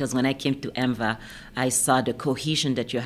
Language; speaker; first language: English; non-native, fluent; French